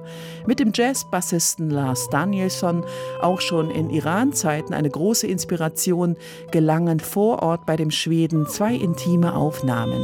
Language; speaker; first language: German; native; German